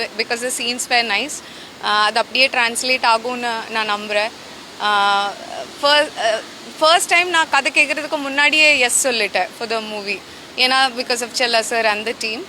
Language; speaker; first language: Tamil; non-native, fluent; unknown